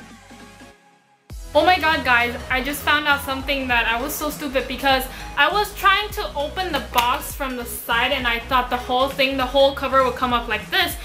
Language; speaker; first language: English; non-native, fluent; Chinese